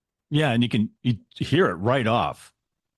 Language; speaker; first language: English; native; English